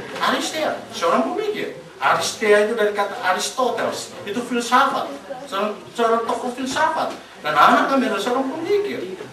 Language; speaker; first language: Indonesian; native; Indonesian